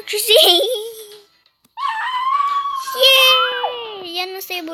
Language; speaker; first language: Spanish; early bilingual, heritage; Spanish